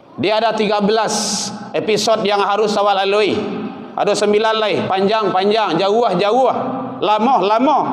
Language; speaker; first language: Malay; non-native, local second language; Minangkabau